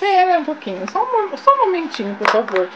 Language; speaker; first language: Portuguese; native; Portuguese